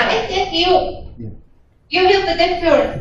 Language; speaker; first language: English; non-native, fluent; Russian